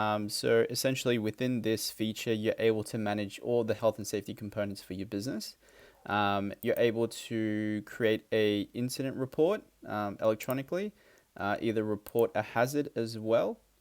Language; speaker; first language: English; native; English